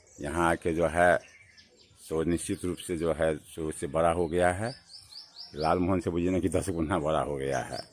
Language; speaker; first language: Hindi; non-native, local second language; Maithili